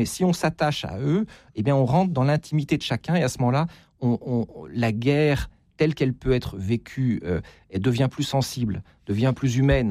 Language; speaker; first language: French; native; French